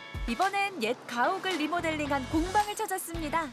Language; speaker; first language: Korean; native; Korean